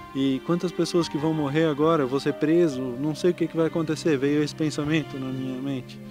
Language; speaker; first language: Portuguese; native; Portuguese